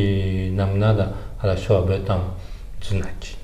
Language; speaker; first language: Russian; non-native, fluent; Japanese